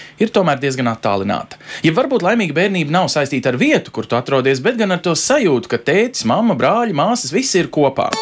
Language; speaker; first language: Latvian; native; Latvian